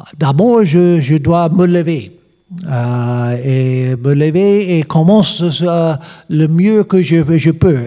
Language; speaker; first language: French; non-native, learner; English